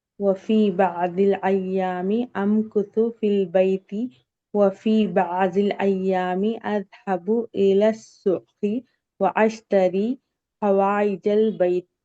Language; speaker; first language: Arabic; non-native, learner; Urdu